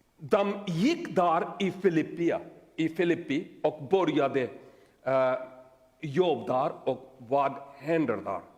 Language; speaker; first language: Swedish; non-native, learner; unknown